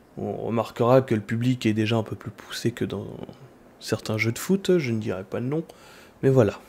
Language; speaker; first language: French; native; French